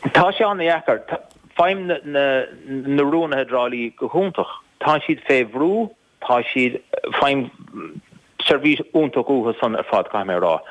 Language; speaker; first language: Irish; native; Irish